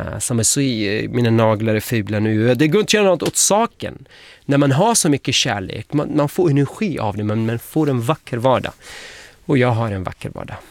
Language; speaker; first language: Swedish; non-native, fluent; Arabic